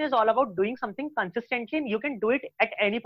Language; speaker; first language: English; non-native, local second language; Hindi